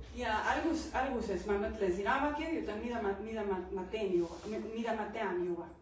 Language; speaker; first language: Estonian; non-native, learner; Spanish